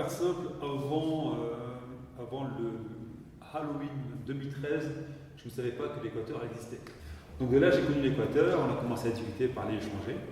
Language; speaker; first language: French; native; French